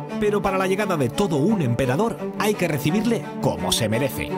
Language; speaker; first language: Spanish; native; Spanish